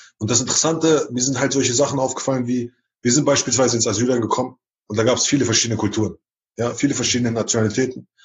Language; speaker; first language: German; early bilingual, other home language; Chechen